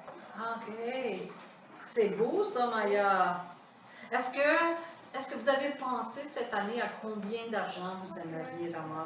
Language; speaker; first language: French; native; French